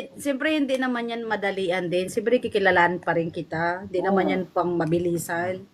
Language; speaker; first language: Filipino; non-native, local second language; Cebuano